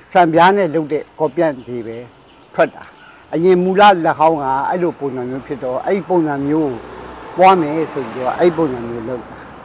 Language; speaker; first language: Burmese; native; Burmese